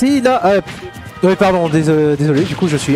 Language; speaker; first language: French; native; French